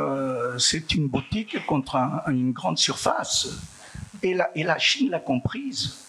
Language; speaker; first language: French; non-native, fluent; Portuguese